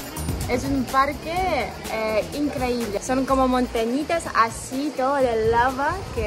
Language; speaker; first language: Spanish; non-native, fluent; Ukrainian